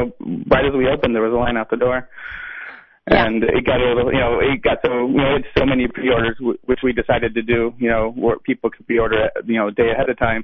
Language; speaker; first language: English; native; English